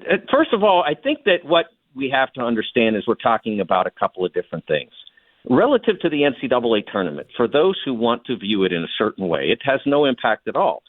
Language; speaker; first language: English; native; English